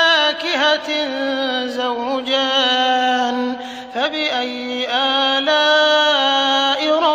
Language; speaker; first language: Arabic; native; Arabic